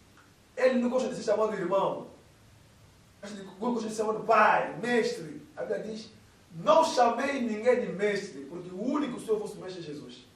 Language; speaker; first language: Portuguese; non-native, fluent; Lingala